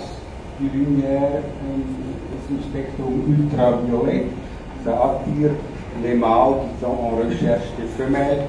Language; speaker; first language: French; non-native, fluent; German